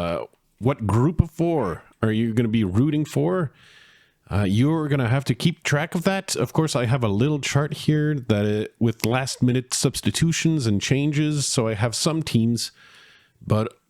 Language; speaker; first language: English; native; English